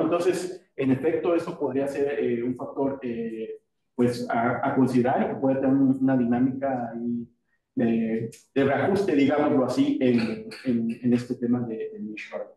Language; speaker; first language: Spanish; native; Spanish